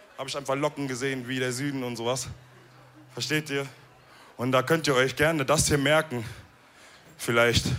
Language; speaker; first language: German; early bilingual, other home language; Wolof